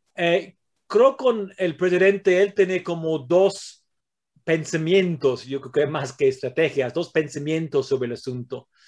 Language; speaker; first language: Spanish; non-native, fluent; English